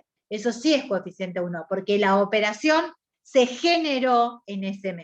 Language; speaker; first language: Spanish; native; Spanish